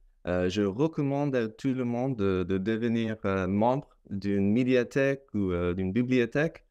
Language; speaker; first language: French; non-native, fluent; English